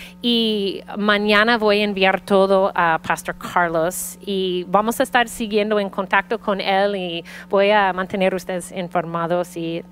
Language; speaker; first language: Spanish; early bilingual, heritage; Spanish